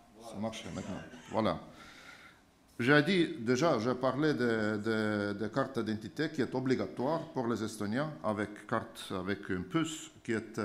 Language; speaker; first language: French; non-native, fluent; Estonian